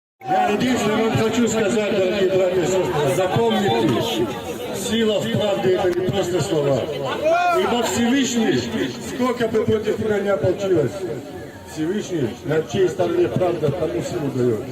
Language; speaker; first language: Russian; native; Russian